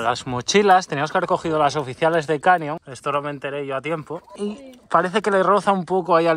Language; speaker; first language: Spanish; native; Spanish